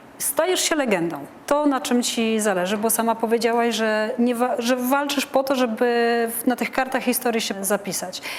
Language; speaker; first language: Polish; native; Polish